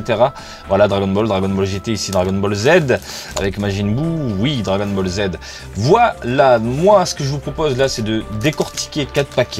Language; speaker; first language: French; native; French